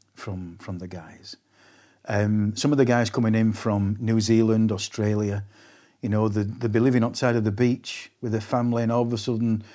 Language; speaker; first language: English; native; English